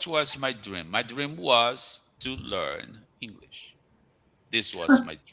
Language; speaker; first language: English; non-native, fluent; Portuguese